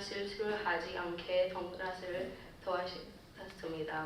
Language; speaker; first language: Korean; non-native, fluent; Swedish